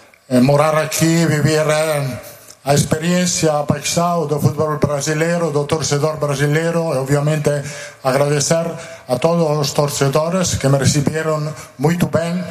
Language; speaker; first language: Portuguese; non-native, learner; Italian